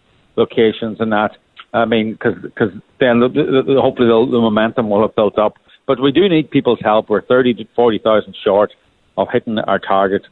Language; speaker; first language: English; native; English